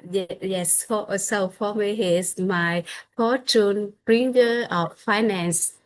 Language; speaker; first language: English; non-native, learner; Vietnamese